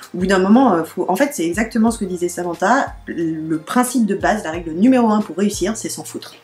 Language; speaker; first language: French; native; French